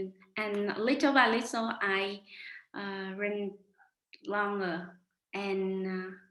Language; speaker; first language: English; non-native, learner; Vietnamese